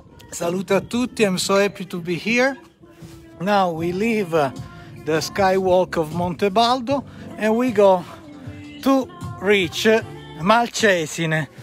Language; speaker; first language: English; non-native, fluent; Italian